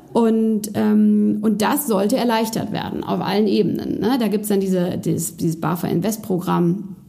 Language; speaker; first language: German; native; German